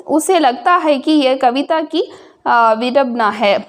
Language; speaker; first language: Hindi; non-native, local second language; Tamil